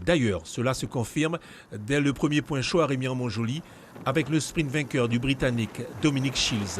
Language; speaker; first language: French; native; French